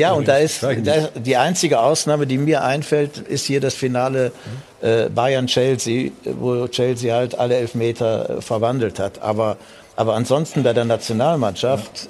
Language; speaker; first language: German; native; German